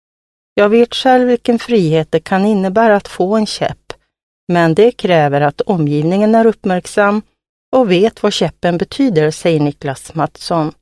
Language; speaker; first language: Swedish; native; Swedish